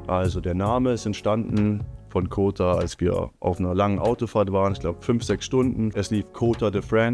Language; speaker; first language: German; native; German